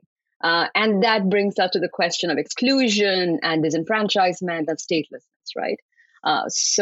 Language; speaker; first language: English; non-native, local second language; Bangla